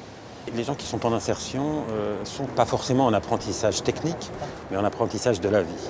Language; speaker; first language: French; native; French